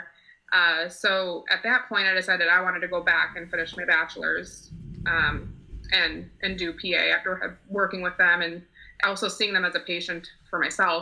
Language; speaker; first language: English; native; English